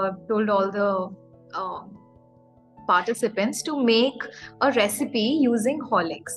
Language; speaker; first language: English; non-native, local second language; Hindi